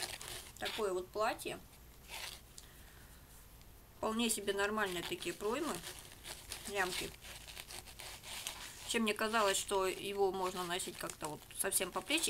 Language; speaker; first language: Russian; native; Russian